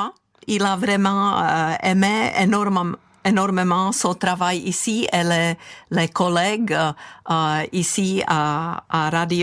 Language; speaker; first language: French; non-native, fluent; Czech